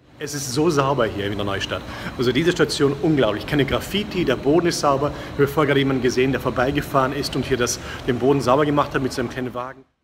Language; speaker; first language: German; non-native, fluent; English